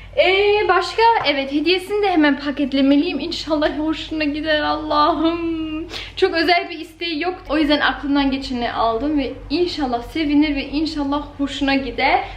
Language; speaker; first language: Turkish; early bilingual, heritage; Turkish